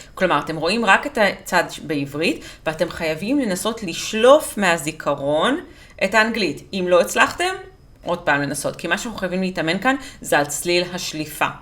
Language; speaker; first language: Hebrew; native; Hebrew